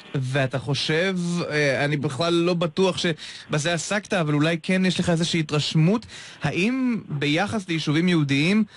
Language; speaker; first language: Hebrew; native; Hebrew